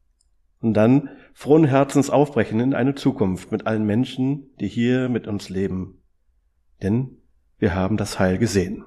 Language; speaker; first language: German; native; German